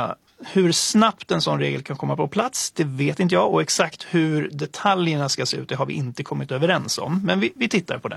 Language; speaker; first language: Swedish; native; Swedish